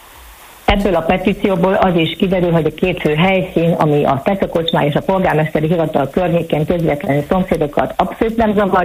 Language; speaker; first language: Hungarian; native; Hungarian